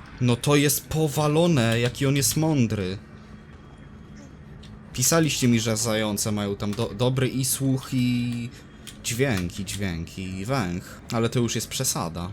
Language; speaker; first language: Polish; native; Polish